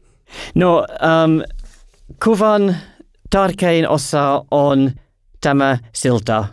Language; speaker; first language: Finnish; non-native, learner; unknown